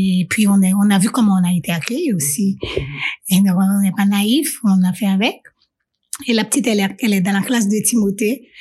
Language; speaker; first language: French; non-native, local second language; Haitian Creole